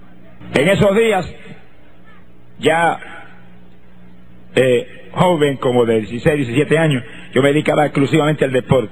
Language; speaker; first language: Spanish; native; Spanish